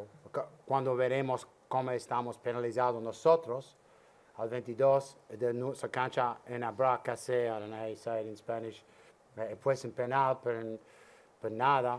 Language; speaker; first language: Spanish; non-native, learner; English